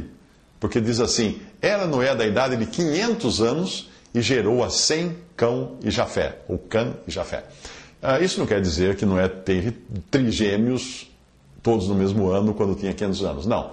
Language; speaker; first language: Portuguese; native; Portuguese